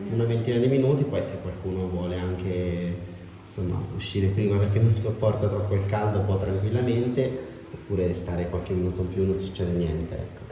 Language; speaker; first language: Italian; native; Italian